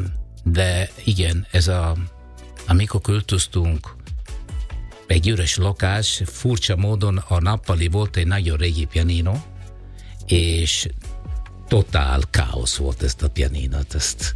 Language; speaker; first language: Hungarian; non-native, learner; Italian